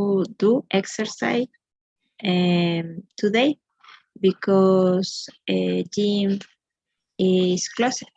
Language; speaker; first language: English; non-native, learner; Spanish